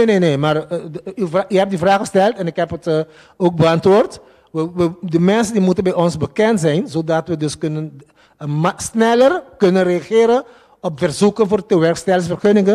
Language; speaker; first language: Dutch; non-native, local second language; Papiamento